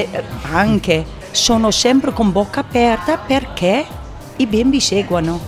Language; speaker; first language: Italian; non-native, fluent; English